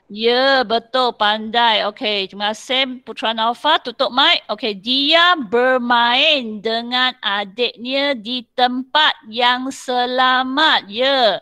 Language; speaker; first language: Malay; non-native, local second language; Chinese